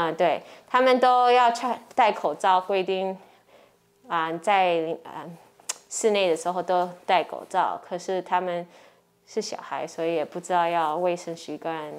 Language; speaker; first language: Chinese; early bilingual, heritage; English